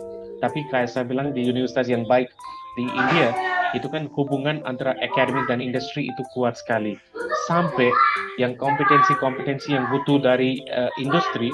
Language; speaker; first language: Indonesian; non-native, fluent; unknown